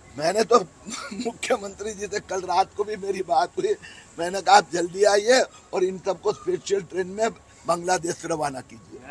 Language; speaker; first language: Hindi; non-native, local second language; Marathi